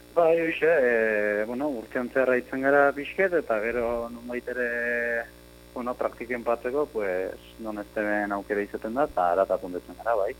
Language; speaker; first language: Basque; native; Basque